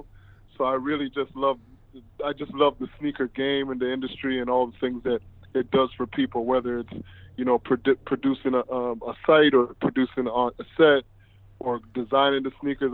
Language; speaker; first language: English; native; English